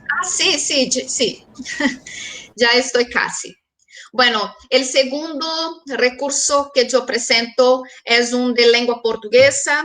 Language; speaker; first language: Spanish; non-native, fluent; Portuguese